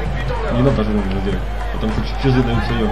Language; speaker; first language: Russian; native; Russian